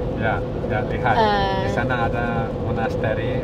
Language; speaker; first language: Indonesian; non-native, learner; Spanish